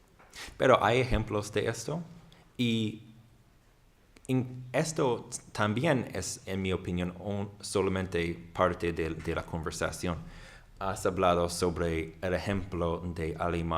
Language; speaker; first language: Spanish; non-native, fluent; English